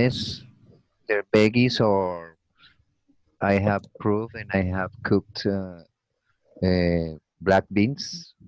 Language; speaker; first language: English; non-native, learner; Spanish